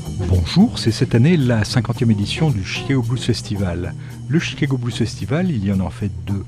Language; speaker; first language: French; native; French